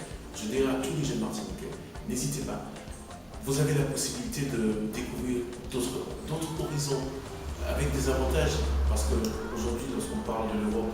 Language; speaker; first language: French; native; French